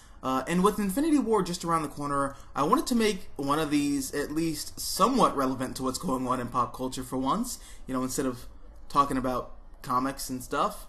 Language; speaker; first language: English; native; English